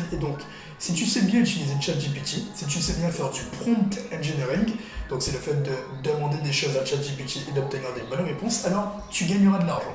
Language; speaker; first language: French; native; French